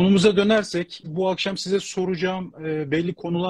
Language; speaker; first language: Turkish; native; Turkish